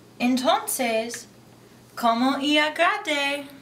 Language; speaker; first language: Spanish; non-native, learner; English